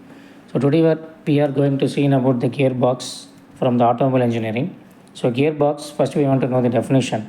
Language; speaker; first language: English; non-native, local second language; Tamil